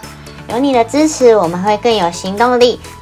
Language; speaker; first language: Chinese; native; Chinese